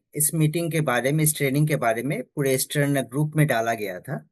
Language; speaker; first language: Hindi; non-native, local second language; Bangla